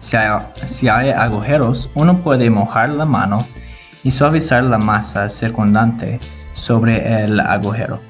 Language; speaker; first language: Spanish; non-native, learner; English